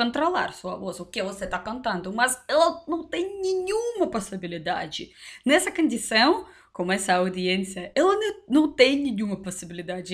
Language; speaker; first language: Portuguese; non-native, learner; Russian